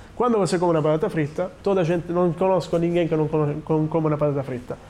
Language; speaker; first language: Portuguese; non-native, learner; Italian